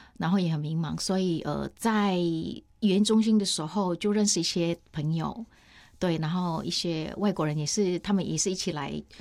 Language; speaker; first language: Chinese; non-native, fluent; Indonesian